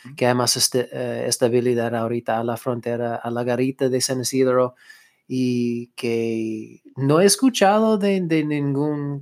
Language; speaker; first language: Spanish; non-native, fluent; English